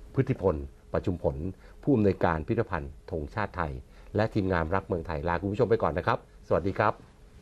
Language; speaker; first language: Thai; native; Thai